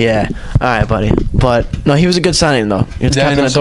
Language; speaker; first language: English; native; English